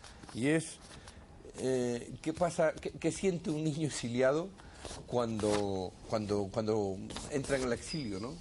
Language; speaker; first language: Spanish; native; Spanish